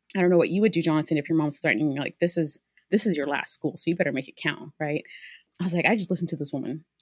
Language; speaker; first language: English; early bilingual, other home language; Spanish